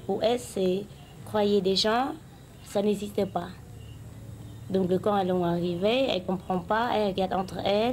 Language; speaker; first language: French; non-native, learner; Khmer